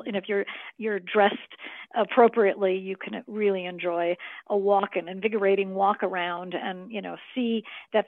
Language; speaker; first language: English; native; English